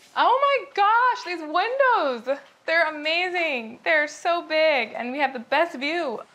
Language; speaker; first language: English; native; English